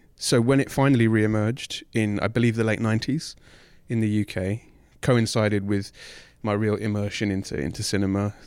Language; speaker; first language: English; native; English